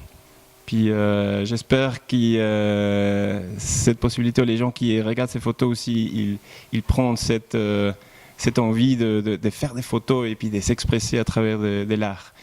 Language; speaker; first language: French; non-native, fluent; Spanish